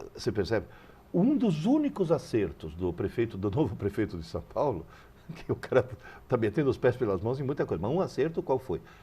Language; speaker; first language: Portuguese; early bilingual, other home language; Italian